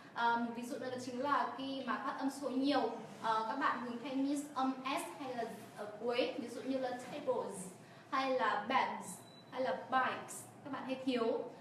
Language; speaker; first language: Vietnamese; native; Vietnamese